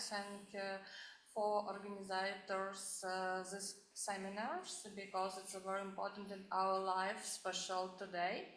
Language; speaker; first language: English; non-native, learner; Ukrainian